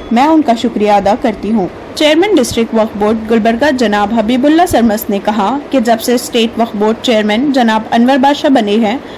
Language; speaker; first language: Hindi; non-native, local second language; Urdu